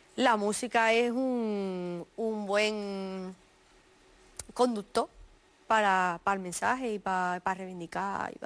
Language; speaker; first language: Spanish; native; Spanish